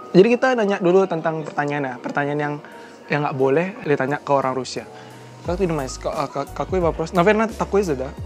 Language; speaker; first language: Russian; non-native, learner; Indonesian